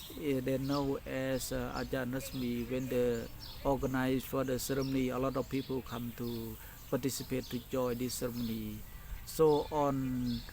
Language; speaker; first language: English; non-native, learner; Thai